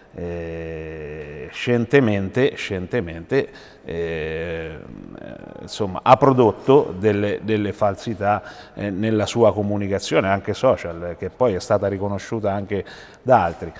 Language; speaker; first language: Italian; native; Italian